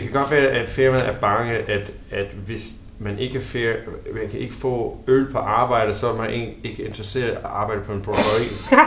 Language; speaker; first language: Danish; non-native, learner; English